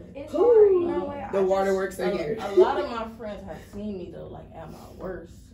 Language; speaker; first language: English; native; English